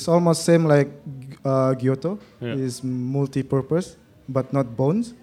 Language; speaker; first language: English; non-native, learner; Indonesian